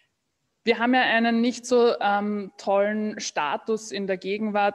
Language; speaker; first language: German; native; German